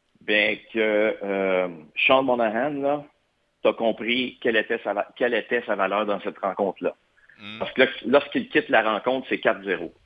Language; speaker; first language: French; native; French